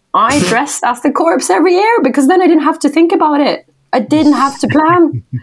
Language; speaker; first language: English; non-native, fluent; Norwegian